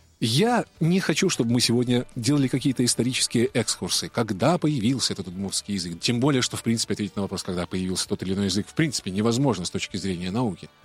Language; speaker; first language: Russian; native; Russian